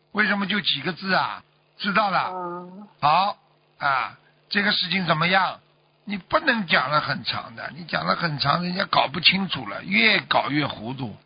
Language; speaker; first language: Chinese; native; Chinese